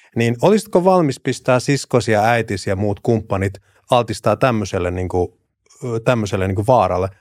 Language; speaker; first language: Finnish; early bilingual, other home language; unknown